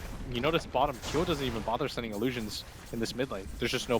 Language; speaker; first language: English; native; English